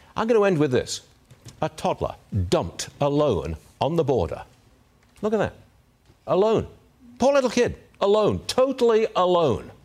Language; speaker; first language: English; native; English